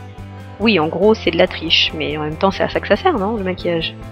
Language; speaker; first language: French; native; French